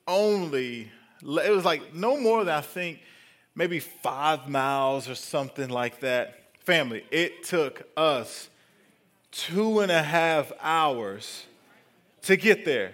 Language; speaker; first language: English; native; English